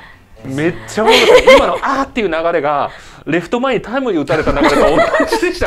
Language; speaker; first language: Japanese; native; Japanese